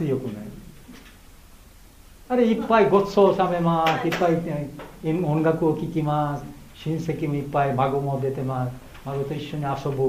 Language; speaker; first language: Japanese; non-native, learner; Bangla